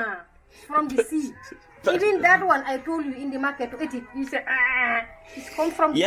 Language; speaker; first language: English; non-native, learner; Wolof